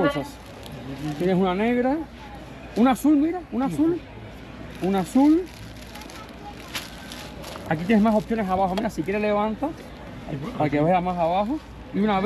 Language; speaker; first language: Spanish; native; Spanish